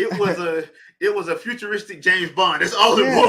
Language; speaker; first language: English; native; English